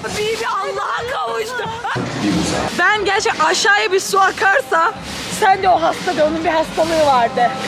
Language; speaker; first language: Turkish; native; Turkish